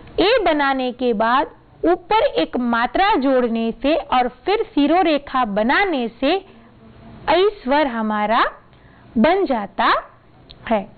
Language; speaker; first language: Hindi; non-native, local second language; Gujarati